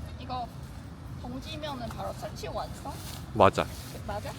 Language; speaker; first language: Korean; non-native, fluent; Chinese